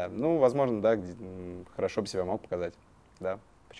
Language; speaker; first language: Russian; native; Russian